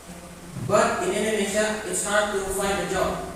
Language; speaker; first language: English; non-native, learner; Indonesian